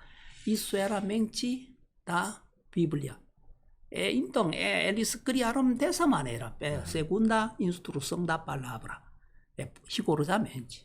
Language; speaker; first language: Portuguese; non-native, learner; Korean